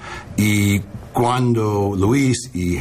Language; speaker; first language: Spanish; non-native, learner; English